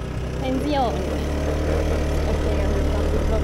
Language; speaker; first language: English; non-native, learner; Spanish